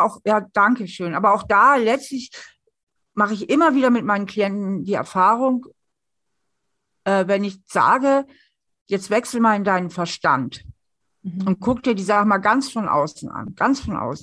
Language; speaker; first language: German; native; German